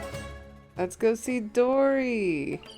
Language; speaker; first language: English; native; English